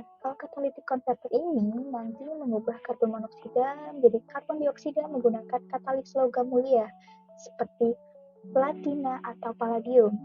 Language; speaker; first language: Indonesian; native; Indonesian